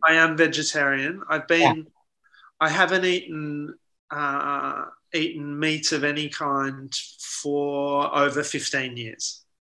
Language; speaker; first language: English; early bilingual, other home language; Italian